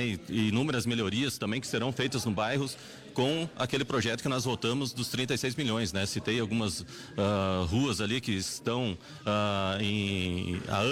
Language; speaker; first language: Portuguese; native; Portuguese